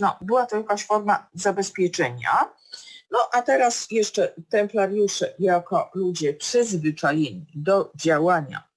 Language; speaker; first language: Polish; native; Polish